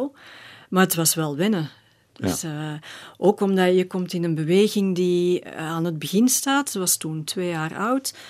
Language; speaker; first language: Dutch; native; Dutch